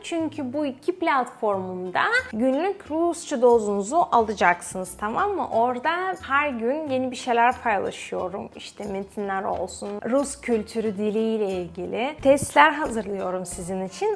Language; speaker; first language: Turkish; non-native, fluent; Russian